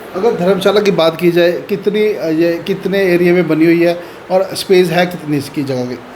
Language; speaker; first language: Hindi; non-native, local second language; Punjabi